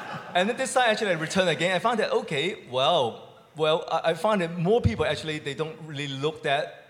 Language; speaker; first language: English; non-native, local second language; Cantonese